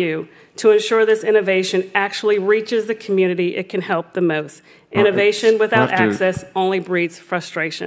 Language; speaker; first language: English; native; English